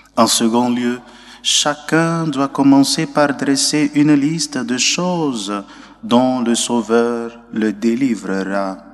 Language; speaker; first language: French; non-native, local second language; Ewe